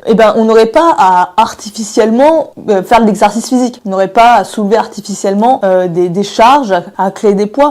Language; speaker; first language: French; native; French